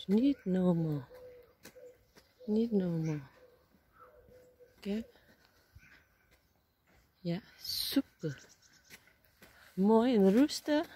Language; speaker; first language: Dutch; non-native, learner; Thai